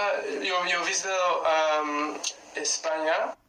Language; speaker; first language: Spanish; non-native, learner; English